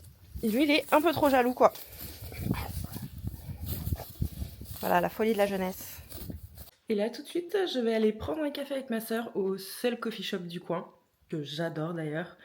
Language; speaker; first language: French; native; French